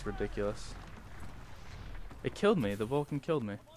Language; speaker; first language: English; native; English